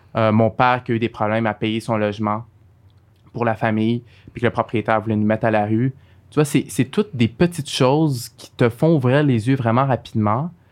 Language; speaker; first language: French; early bilingual, other home language; Arabic